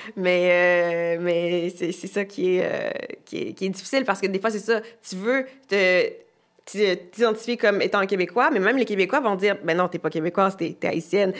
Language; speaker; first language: French; native; French